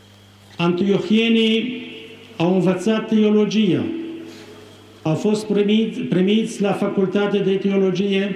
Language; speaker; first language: Romanian; non-native, fluent; Arabic